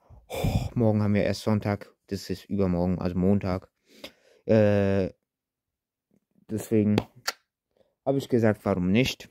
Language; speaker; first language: German; early bilingual, other home language; Turkish